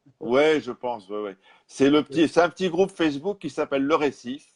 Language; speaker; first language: French; native; French